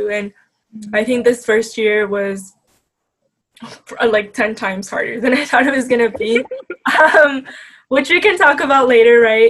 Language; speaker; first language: English; native; English